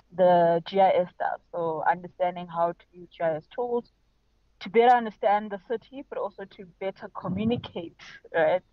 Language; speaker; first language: English; non-native, local second language; Xhosa